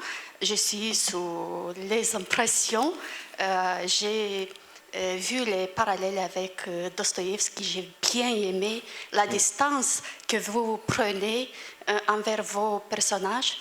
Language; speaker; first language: French; non-native, fluent; Romanian